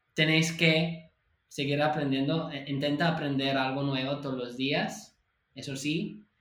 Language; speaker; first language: Spanish; non-native, fluent; English